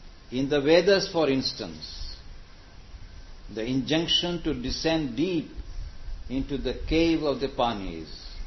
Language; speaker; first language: English; non-native, local second language; Gujarati